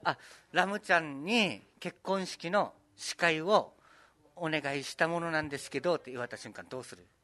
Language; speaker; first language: Japanese; native; Japanese